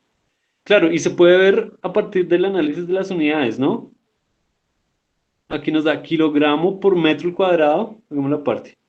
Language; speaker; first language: Spanish; native; Spanish